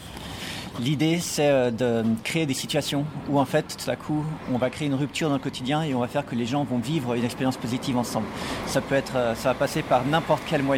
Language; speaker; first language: French; native; French